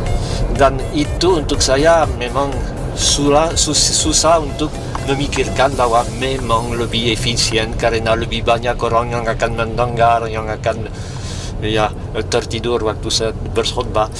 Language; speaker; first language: Indonesian; non-native, fluent; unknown